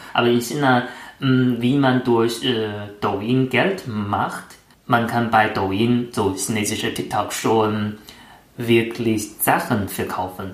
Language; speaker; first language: German; non-native, fluent; Chinese